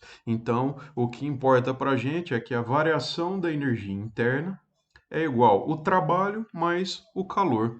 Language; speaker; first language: Portuguese; native; Portuguese